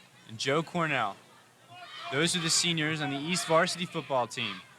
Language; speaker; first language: English; native; English